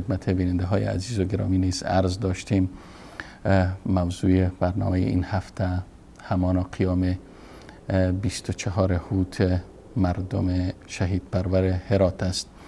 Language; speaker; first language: Persian; native; Persian